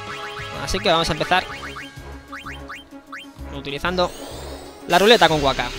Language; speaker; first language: Spanish; native; Spanish